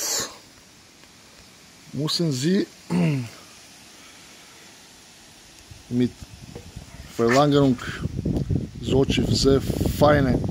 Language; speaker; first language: German; non-native, learner; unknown